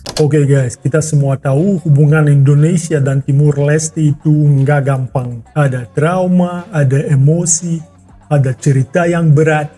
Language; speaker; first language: Indonesian; non-native, fluent; Russian